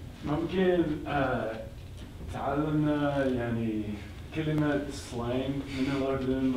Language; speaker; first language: Arabic; non-native, learner; English